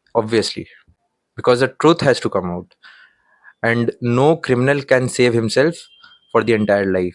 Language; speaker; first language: English; non-native, local second language; Hindi